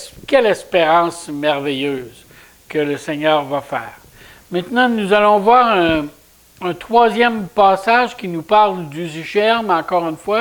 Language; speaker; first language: French; native; French